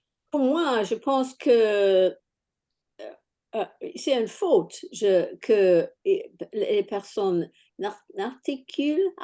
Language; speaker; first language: French; non-native, fluent; English